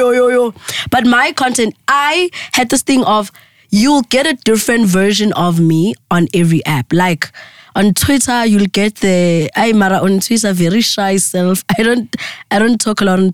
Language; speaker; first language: English; non-native, local second language; Xhosa